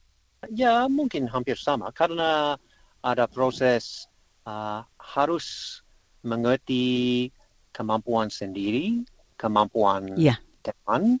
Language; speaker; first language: Indonesian; non-native, learner; English